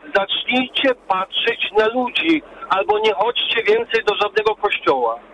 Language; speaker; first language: Polish; early bilingual, heritage; Polish